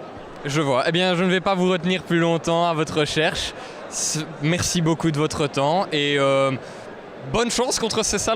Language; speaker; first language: French; native; French